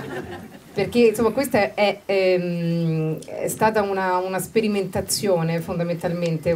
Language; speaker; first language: Italian; native; Italian